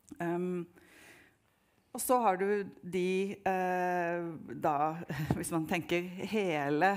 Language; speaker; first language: Norwegian; native; Norwegian